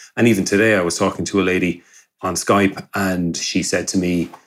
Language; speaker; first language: English; native; English